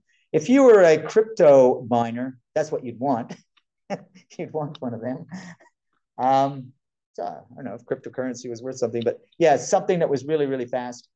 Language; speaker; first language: English; native; English